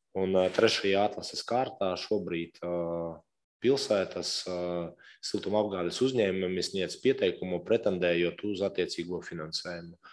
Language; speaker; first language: Latvian; non-native, local second language; Russian